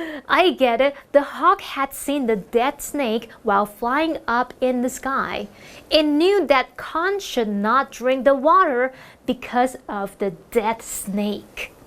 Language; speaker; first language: English; non-native, fluent; Chinese